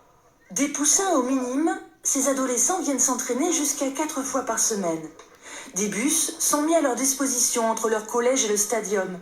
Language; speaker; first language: French; native; French